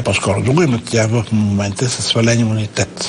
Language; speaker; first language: Bulgarian; native; Bulgarian